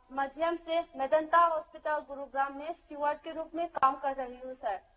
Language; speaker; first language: Hindi; non-native, local second language; Manipuri